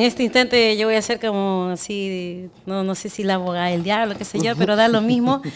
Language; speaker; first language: Spanish; native; Spanish